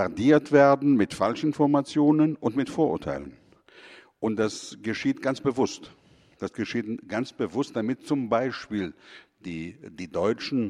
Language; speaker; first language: German; non-native, fluent; Greek